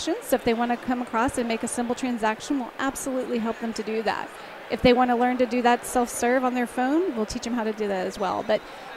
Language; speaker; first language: English; native; English